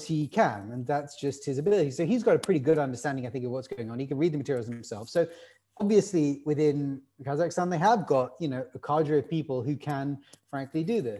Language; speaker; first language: English; native; English